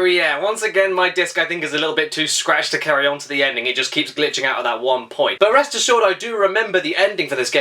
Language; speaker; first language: English; native; English